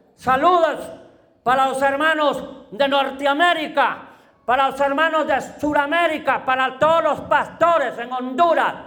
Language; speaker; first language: Spanish; native; Spanish